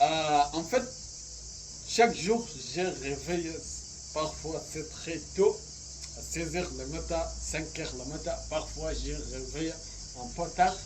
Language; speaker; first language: French; non-native, learner; Arabic